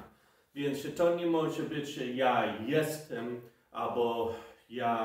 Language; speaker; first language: Polish; non-native, fluent; English